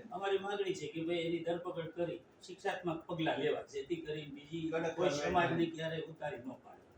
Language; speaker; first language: Gujarati; native; Gujarati